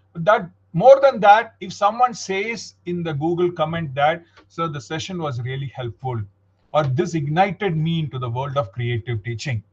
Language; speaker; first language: English; non-native, local second language; Tamil